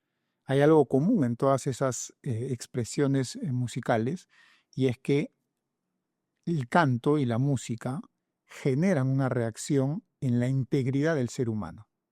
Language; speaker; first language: Spanish; native; Spanish